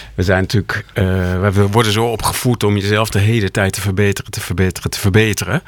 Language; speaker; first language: Dutch; native; Dutch